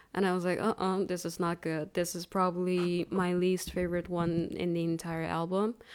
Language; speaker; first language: English; non-native, fluent; Chinese